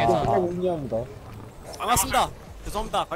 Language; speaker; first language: Korean; native; Korean